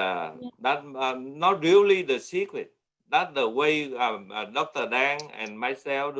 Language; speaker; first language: English; non-native, learner; Vietnamese